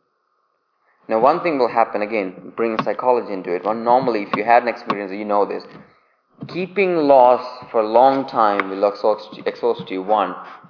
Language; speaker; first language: English; non-native, local second language; Malayalam